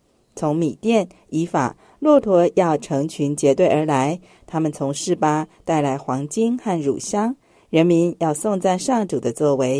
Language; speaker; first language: Chinese; native; Chinese